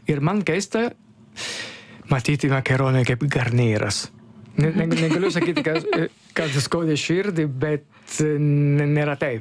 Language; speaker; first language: Lithuanian; non-native, fluent; Italian